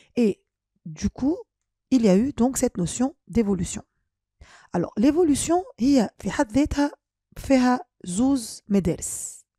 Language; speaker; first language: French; non-native, local second language; Arabic